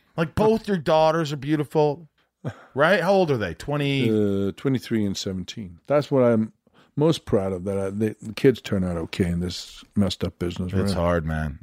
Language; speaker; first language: English; non-native, fluent; Swedish